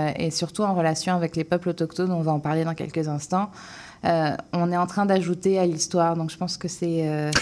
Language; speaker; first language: French; native; French